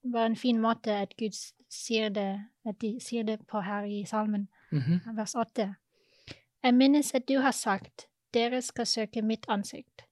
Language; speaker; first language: Norwegian; non-native, fluent; English